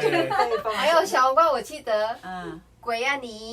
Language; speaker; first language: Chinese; non-native, fluent; Vietnamese